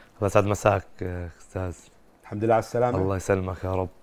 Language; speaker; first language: Arabic; native; Arabic